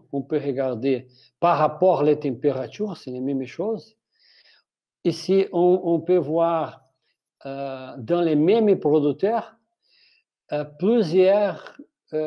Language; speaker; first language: French; non-native, fluent; Portuguese